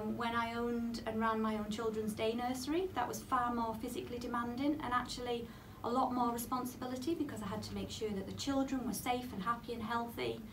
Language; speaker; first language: English; native; English